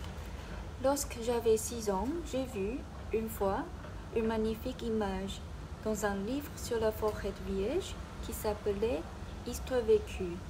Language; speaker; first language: French; non-native, learner; Chinese